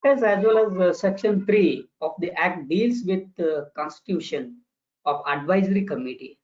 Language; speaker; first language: English; non-native, local second language; Kannada